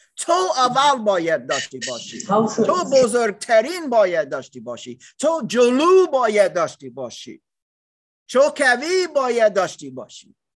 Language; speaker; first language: Persian; non-native, learner; English